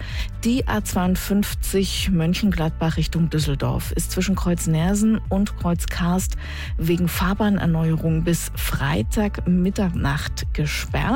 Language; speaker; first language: German; native; German